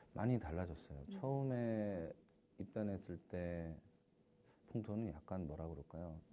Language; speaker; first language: Korean; native; Korean